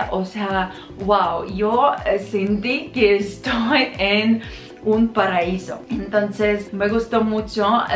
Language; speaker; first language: Spanish; non-native, fluent; Ukrainian